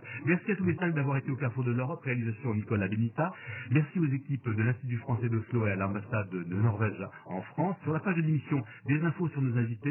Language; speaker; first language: French; native; French